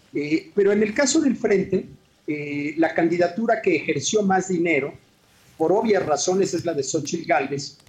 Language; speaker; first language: Spanish; native; Spanish